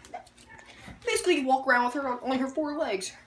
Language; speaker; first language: English; native; English